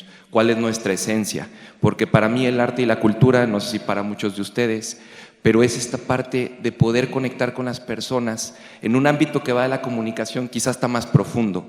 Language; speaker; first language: Spanish; native; Spanish